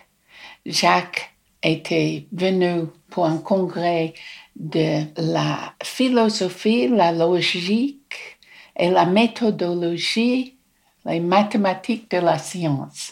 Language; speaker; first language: French; non-native, fluent; English